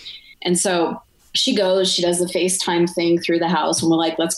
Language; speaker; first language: English; native; English